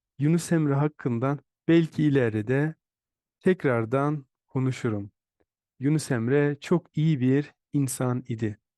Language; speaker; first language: Turkish; native; Turkish